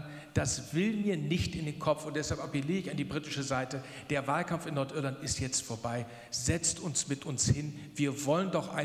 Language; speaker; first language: German; native; German